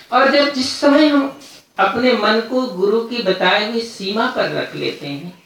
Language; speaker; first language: Hindi; native; Hindi